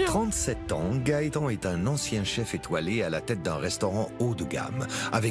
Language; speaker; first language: French; native; French